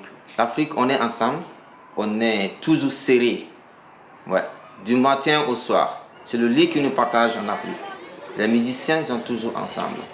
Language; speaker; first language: French; non-native, local second language; Mandingo